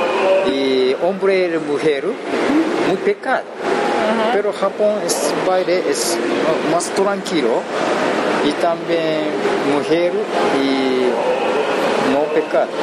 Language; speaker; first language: Spanish; non-native, learner; Japanese